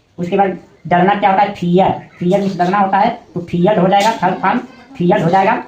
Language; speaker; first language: Hindi; native; Hindi